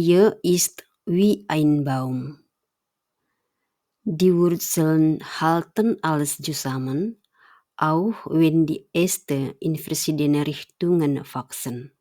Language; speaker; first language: German; non-native, fluent; Indonesian